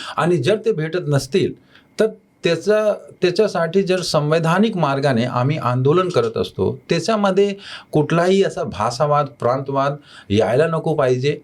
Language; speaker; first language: Marathi; non-native, fluent; Hindi